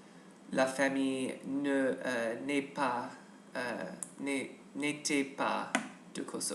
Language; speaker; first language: French; non-native, learner; English